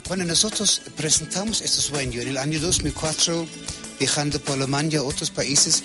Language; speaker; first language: Spanish; non-native, fluent; German